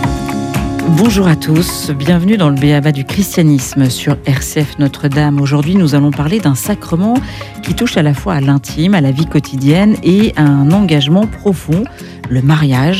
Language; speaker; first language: French; native; French